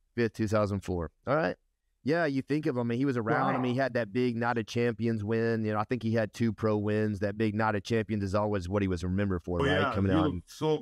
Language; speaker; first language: English; native; English